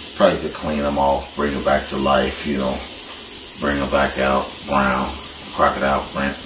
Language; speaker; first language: English; native; English